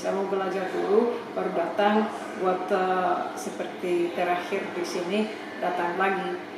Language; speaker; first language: Indonesian; non-native, fluent; Czech